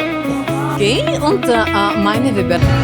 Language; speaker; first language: German; non-native, fluent; Bulgarian